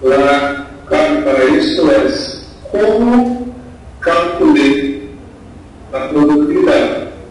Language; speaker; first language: Spanish; non-native, fluent; Portuguese